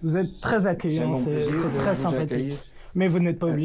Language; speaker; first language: French; native; French